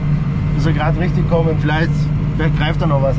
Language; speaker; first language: German; native; German